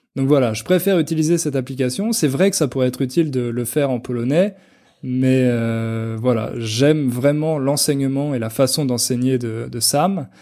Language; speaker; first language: French; native; French